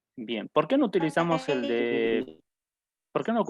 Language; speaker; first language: Spanish; native; Spanish